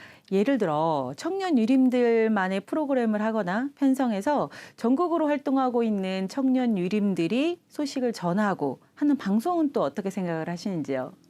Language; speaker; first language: Korean; native; Korean